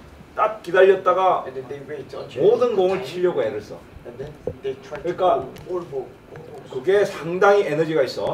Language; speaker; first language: Korean; native; Korean